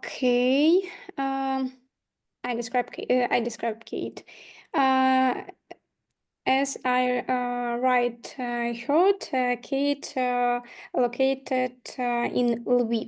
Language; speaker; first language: English; non-native, learner; Ukrainian